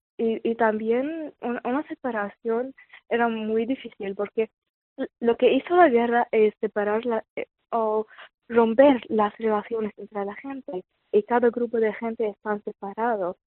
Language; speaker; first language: Spanish; non-native, fluent; Arabic